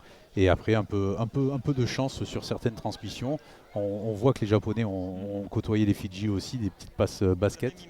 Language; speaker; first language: French; native; French